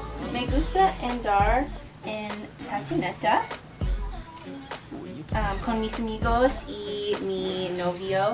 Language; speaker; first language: Spanish; non-native, learner; English